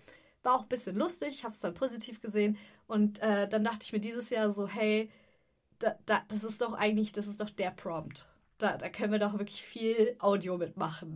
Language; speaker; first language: German; native; German